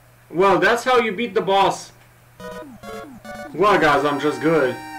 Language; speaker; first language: English; non-native, fluent; German